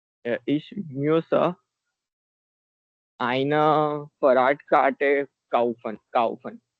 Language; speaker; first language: German; non-native, learner; Hindi